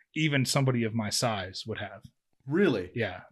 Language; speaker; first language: English; native; English